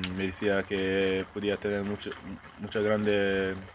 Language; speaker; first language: Spanish; non-native, fluent; English